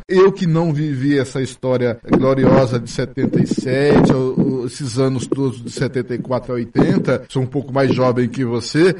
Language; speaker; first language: Portuguese; native; Portuguese